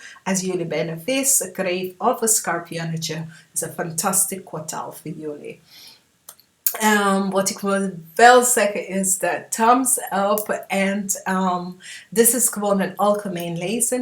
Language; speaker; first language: Dutch; non-native, fluent; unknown